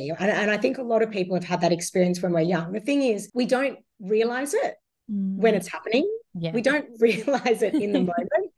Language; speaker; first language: English; native; English